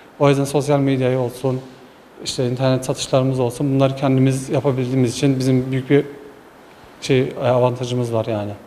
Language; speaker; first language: Turkish; native; Turkish